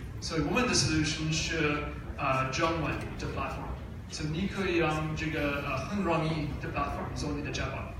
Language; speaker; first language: Chinese; non-native, learner; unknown